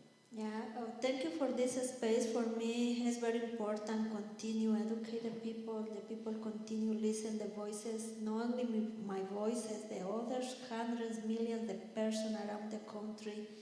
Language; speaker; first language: English; non-native, learner; Spanish